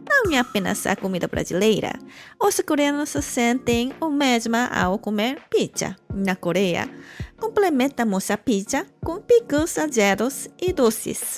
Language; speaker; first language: Portuguese; non-native, fluent; Korean